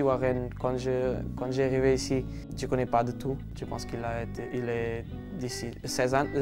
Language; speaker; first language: French; non-native, learner; Portuguese